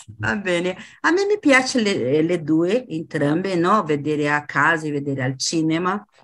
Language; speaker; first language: Italian; non-native, fluent; Portuguese